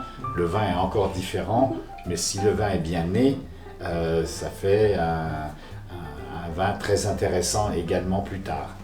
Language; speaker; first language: French; native; French